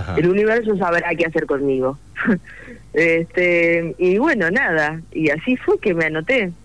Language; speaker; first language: Spanish; native; Spanish